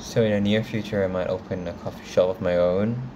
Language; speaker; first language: English; non-native, fluent; Thai